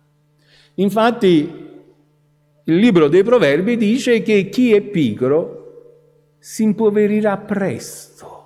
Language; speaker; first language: Italian; native; Italian